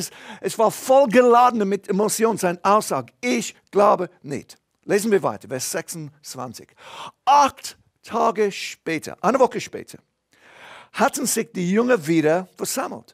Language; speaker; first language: German; non-native, fluent; English